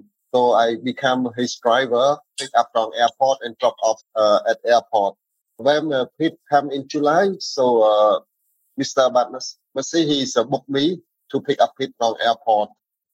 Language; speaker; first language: English; non-native, learner; Khmer